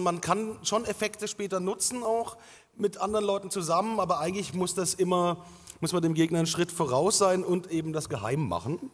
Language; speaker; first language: German; native; German